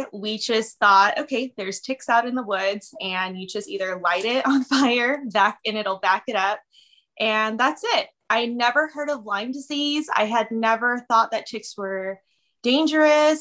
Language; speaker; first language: English; native; English